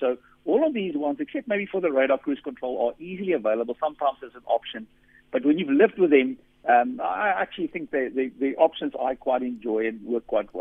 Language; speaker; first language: English; non-native, local second language; Afrikaans